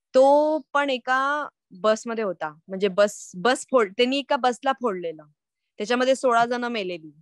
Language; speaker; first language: Marathi; native; Marathi